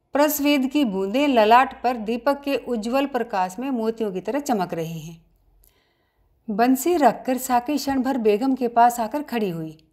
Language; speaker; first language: Hindi; native; Hindi